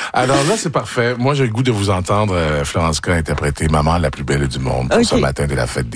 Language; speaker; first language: French; native; French